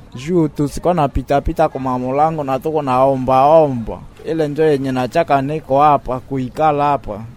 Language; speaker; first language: Swahili; native; Swahili